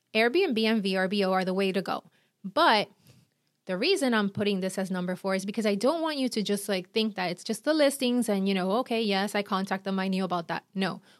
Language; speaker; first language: English; non-native, fluent; Spanish